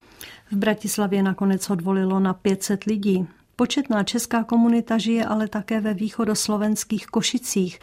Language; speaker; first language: Czech; native; Czech